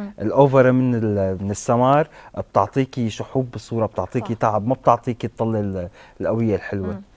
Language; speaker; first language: Arabic; native; Arabic